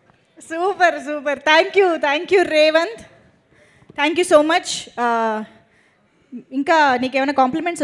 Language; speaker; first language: Telugu; native; Telugu